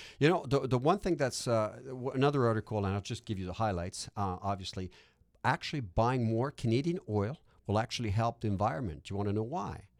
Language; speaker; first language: English; non-native, local second language; French